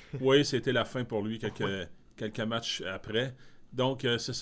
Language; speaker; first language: French; native; French